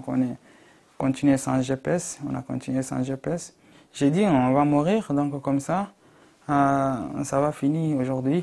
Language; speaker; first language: French; non-native, local second language; Arabic